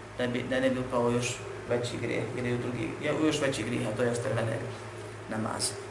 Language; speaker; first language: Bosnian; native; Bosnian